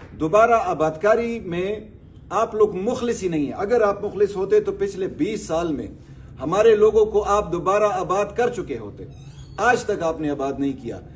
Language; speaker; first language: Urdu; non-native, local second language; Pashto